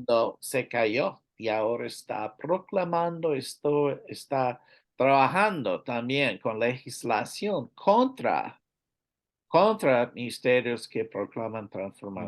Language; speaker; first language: Spanish; non-native, learner; English